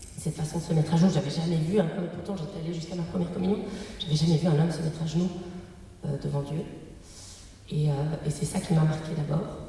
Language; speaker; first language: French; native; French